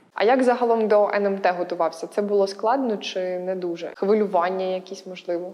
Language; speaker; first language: Ukrainian; native; Ukrainian